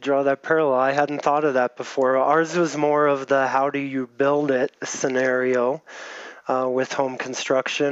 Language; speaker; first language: English; native; English